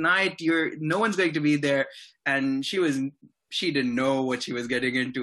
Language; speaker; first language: English; non-native, local second language; Urdu